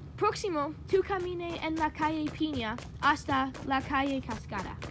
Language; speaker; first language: Spanish; non-native, learner; English